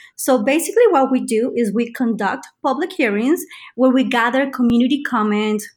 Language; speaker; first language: English; non-native, fluent; Spanish